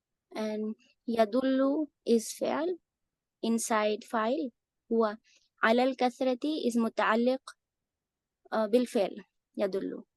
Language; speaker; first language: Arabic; non-native, learner; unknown